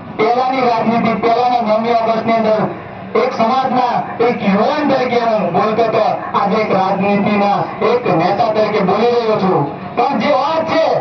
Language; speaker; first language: Gujarati; non-native, local second language; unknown